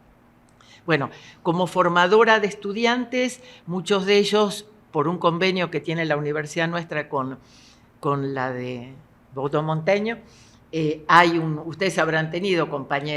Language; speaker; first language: Spanish; native; Spanish